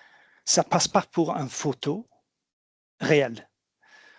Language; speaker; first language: French; non-native, fluent; Swedish